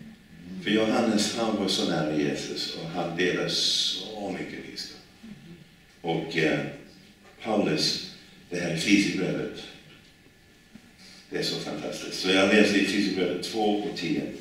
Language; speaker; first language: Swedish; non-native, fluent; English